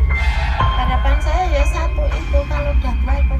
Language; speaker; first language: Indonesian; non-native, local second language; Javanese